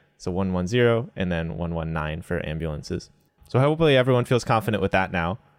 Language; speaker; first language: English; native; English